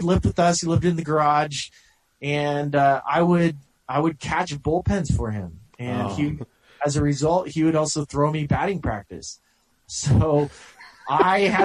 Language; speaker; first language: English; native; English